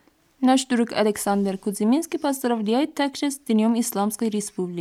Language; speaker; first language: Russian; non-native, fluent; Persian